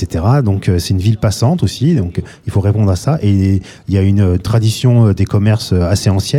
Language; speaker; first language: French; native; French